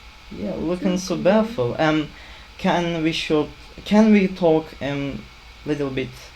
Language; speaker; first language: English; non-native, learner; Turkish